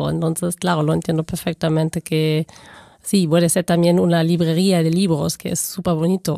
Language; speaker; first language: Spanish; non-native, fluent; German